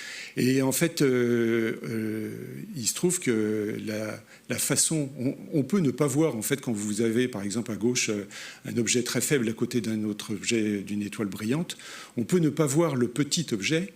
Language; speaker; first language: French; native; French